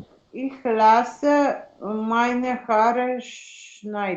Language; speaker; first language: German; non-native, learner; Macedonian